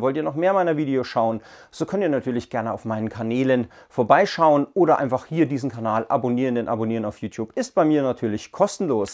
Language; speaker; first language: German; native; German